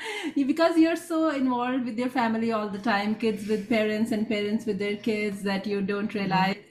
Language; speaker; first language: English; non-native, local second language; Hindi